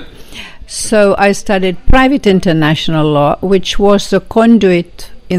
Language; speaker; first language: English; non-native, fluent; Swedish